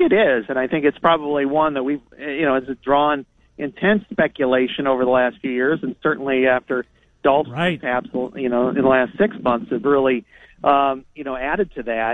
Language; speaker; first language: English; native; English